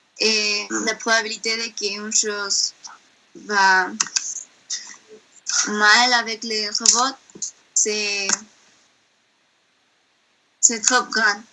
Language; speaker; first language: French; non-native, learner; Spanish